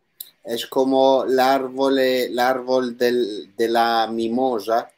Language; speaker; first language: Spanish; non-native, learner; Italian